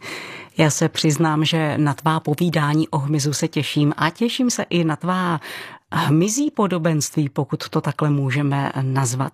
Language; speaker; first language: Czech; native; Czech